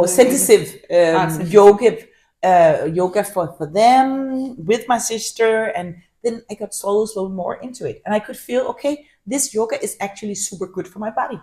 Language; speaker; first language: English; non-native, fluent; Danish